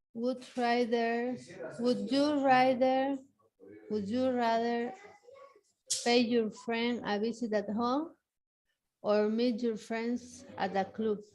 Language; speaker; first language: English; non-native, learner; Spanish